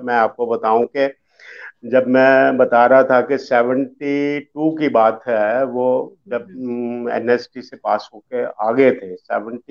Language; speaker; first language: Hindi; early bilingual, other home language; Dogri